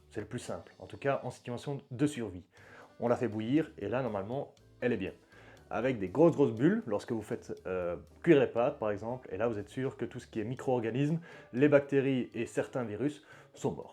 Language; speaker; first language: French; native; French